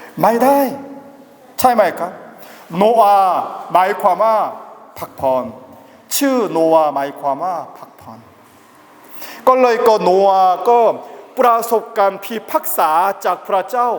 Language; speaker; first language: Thai; non-native, learner; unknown